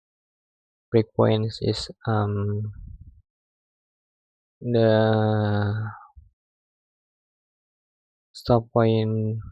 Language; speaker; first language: English; non-native, learner; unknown